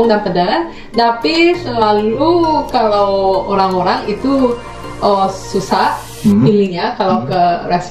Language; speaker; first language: Indonesian; non-native, fluent; Korean